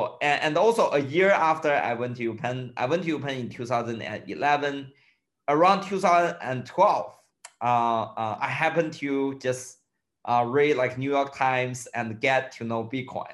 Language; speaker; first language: English; non-native, fluent; Chinese